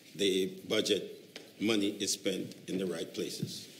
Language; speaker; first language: English; native; English